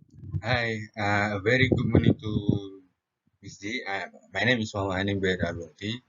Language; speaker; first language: English; non-native, local second language; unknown